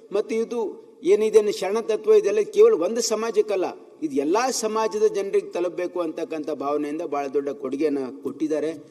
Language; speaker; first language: Kannada; native; Kannada